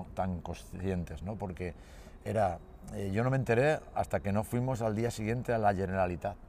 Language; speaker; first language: Spanish; native; Spanish